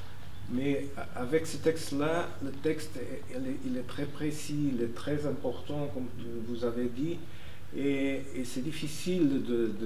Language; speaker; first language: French; non-native, fluent; Portuguese